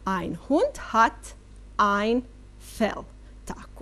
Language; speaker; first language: German; non-native, fluent; Bosnian